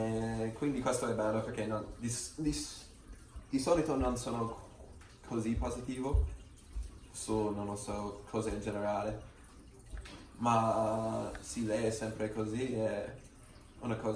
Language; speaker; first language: Italian; non-native, learner; English